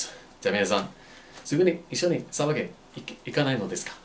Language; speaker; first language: Japanese; non-native, fluent; English